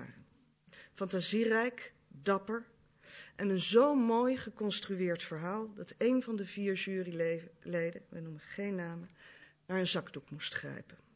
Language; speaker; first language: Dutch; native; Dutch